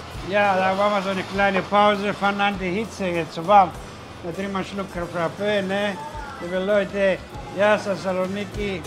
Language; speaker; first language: German; non-native, learner; Greek